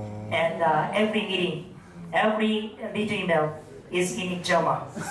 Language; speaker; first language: English; non-native, fluent; Japanese